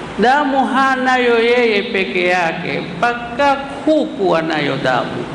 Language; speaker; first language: Swahili; native; Swahili